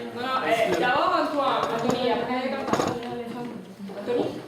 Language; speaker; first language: French; non-native, fluent; Spanish